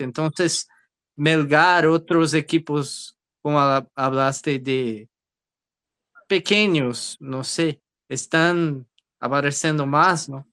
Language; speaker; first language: Spanish; non-native, learner; Portuguese